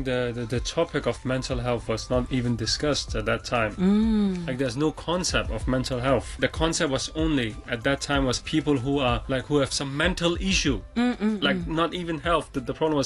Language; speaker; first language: English; non-native, local second language; Cantonese